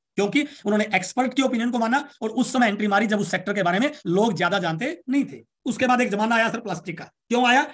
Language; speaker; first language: Hindi; native; Hindi